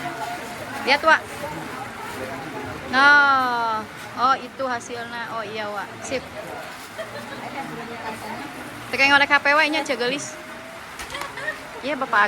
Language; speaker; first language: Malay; non-native, local second language; Sundanese